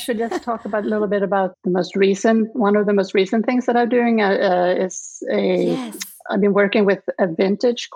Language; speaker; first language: English; non-native, fluent; Swedish